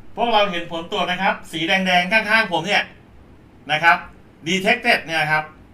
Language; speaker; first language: Thai; native; Thai